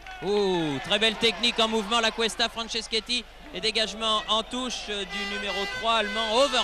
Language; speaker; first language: French; native; French